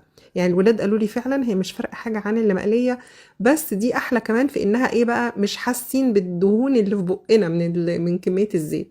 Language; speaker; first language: Arabic; native; Arabic